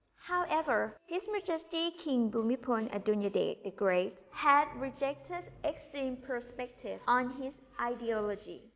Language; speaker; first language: English; non-native, fluent; Thai